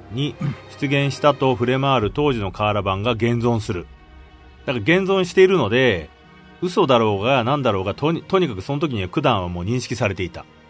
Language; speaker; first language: Japanese; native; Japanese